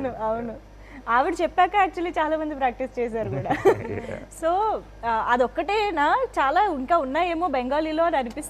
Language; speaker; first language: Telugu; native; Telugu